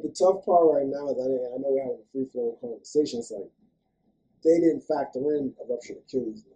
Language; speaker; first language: English; native; English